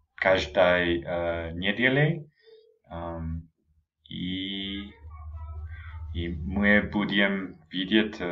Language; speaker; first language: Russian; non-native, learner; English